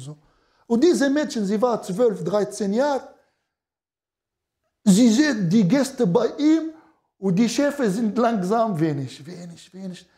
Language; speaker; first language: German; non-native, learner; Arabic